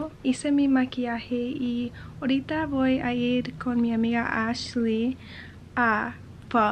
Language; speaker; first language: Spanish; early bilingual, heritage; Spanish